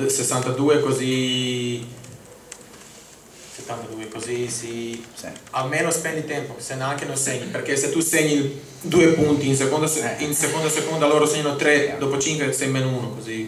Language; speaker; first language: Italian; non-native, learner; Croatian